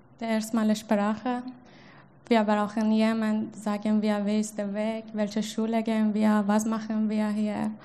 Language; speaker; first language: German; non-native, learner; Persian